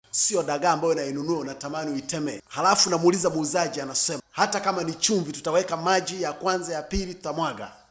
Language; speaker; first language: Swahili; native; Swahili